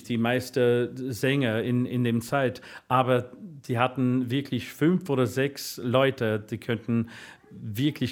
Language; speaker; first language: German; non-native, fluent; English